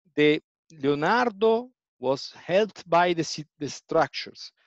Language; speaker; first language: English; non-native, fluent; Italian